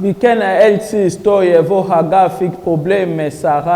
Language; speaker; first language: Danish; non-native, learner; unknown